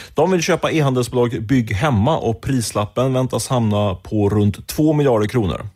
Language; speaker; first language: Swedish; native; Swedish